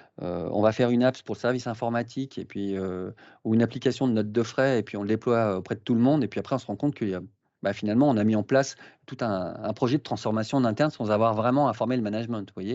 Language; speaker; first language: French; native; French